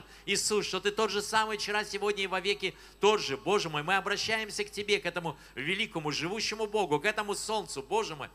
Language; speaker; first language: Russian; native; Russian